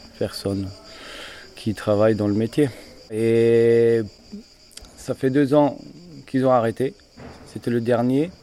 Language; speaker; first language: French; non-native, fluent; German